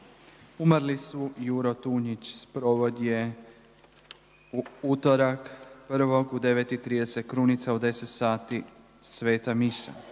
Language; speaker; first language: Croatian; native; Croatian